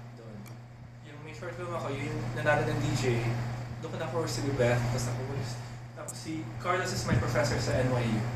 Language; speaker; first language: Filipino; native; Filipino